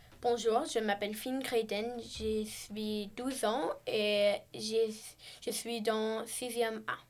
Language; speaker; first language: French; non-native, learner; English